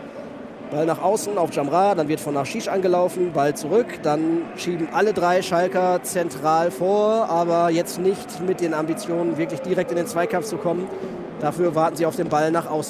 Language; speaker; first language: German; native; German